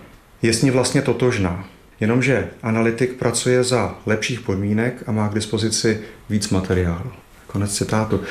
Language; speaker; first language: Czech; native; Czech